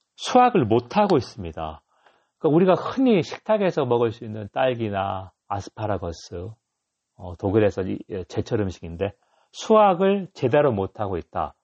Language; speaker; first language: Korean; native; Korean